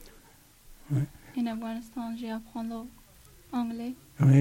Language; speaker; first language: French; non-native, learner; Persian